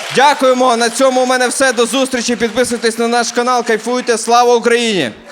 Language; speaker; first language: Ukrainian; native; Ukrainian